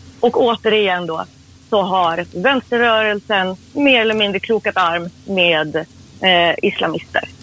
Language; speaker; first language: Swedish; early bilingual, other home language; Persian